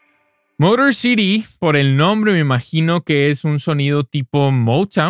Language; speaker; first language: Spanish; native; Spanish